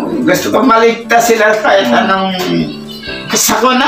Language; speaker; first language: Filipino; non-native, local second language; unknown